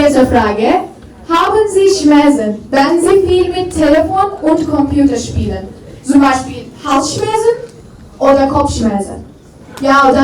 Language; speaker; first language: German; non-native, learner; Turkish